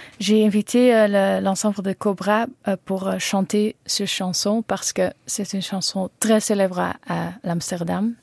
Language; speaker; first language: French; non-native, learner; Dutch